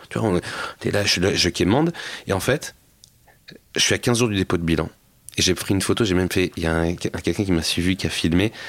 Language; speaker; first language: French; native; French